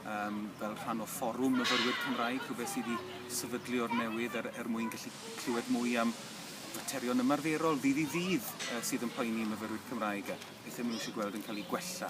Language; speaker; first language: Welsh; native; Welsh